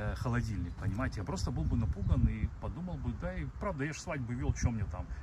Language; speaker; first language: Russian; non-native, local second language; Belarusian